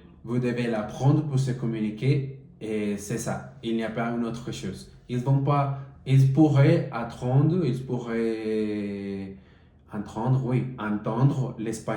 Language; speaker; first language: French; non-native, learner; Spanish